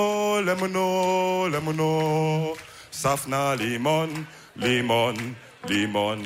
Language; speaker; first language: German; early bilingual, other home language; Wolof